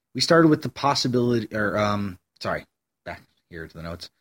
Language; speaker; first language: English; native; English